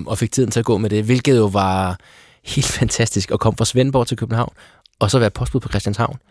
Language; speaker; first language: Danish; early bilingual, other home language; Persian